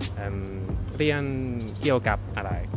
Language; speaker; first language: Thai; non-native, learner; English